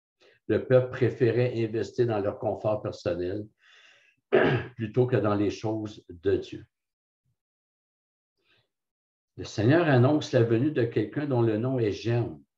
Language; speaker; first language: French; native; French